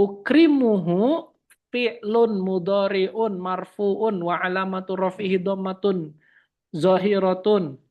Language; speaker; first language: Arabic; non-native, fluent; Indonesian